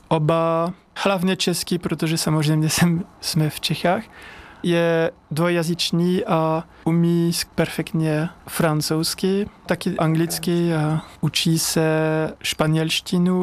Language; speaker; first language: Czech; non-native, fluent; French